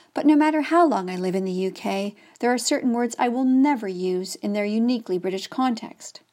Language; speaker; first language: English; native; English